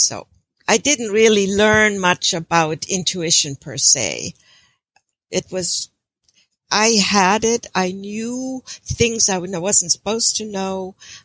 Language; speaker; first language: English; non-native, fluent; German